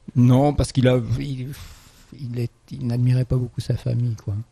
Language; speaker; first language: French; native; French